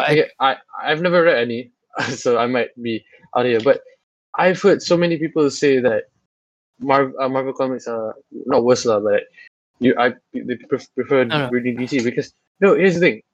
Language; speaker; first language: English; non-native, local second language; Malay